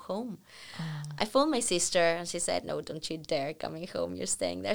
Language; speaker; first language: English; non-native, fluent; Bulgarian